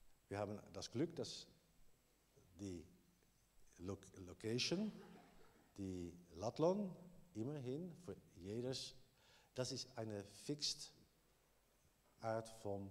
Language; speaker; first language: German; non-native, learner; Dutch